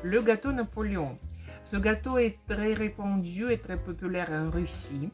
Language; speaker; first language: French; non-native, fluent; Russian